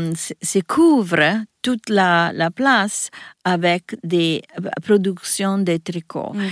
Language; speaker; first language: French; non-native, learner; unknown